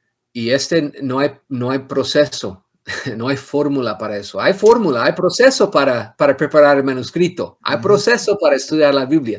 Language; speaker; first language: Spanish; non-native, fluent; English